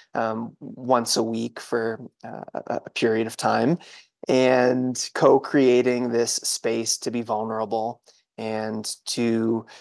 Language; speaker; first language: English; native; English